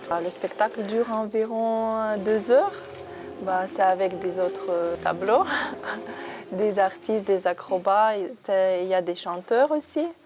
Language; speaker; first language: French; non-native, learner; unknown